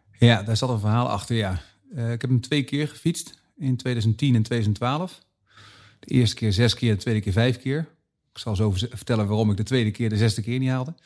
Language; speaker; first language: Dutch; native; Dutch